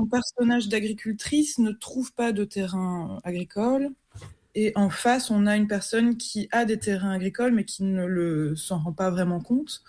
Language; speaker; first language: French; native; French